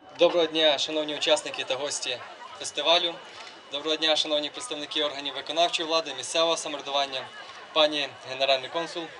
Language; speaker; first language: Ukrainian; native; Ukrainian